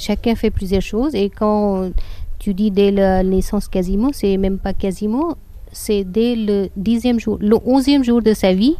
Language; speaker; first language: French; non-native, fluent; Hindi